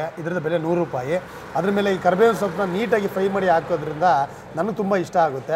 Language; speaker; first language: Kannada; native; Kannada